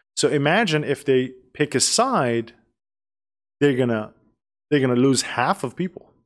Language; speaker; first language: English; non-native, fluent; Persian